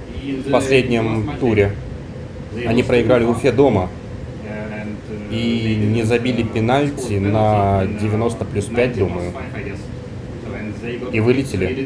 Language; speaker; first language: Russian; native; Russian